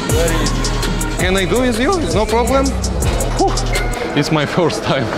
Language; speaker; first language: English; non-native, learner; Russian